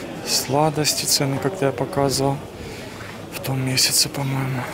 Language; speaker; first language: Russian; native; Russian